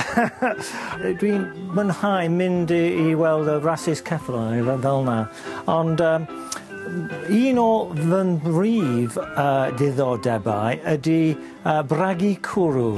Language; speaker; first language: Welsh; non-native, learner; English